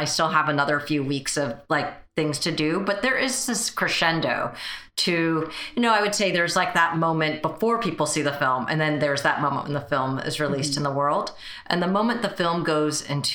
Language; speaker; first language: English; early bilingual, other home language; Chinese